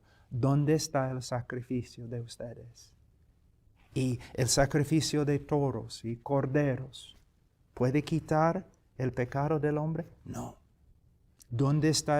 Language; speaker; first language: Spanish; non-native, fluent; English